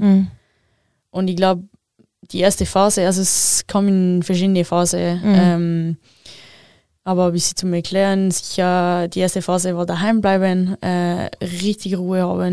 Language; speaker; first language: German; non-native, local second language; French